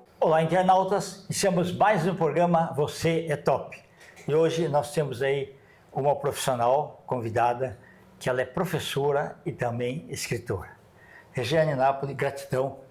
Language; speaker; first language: Portuguese; native; Portuguese